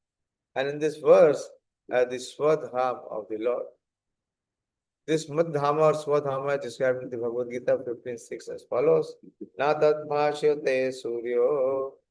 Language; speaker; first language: English; non-native, local second language; Hindi